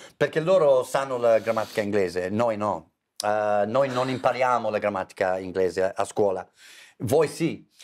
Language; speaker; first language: Italian; non-native, fluent; English